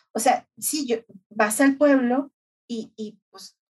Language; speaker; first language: Spanish; native; Spanish